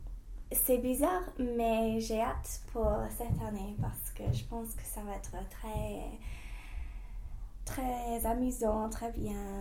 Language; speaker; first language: French; non-native, fluent; English